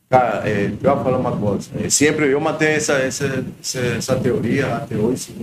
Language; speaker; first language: Portuguese; non-native, learner; Spanish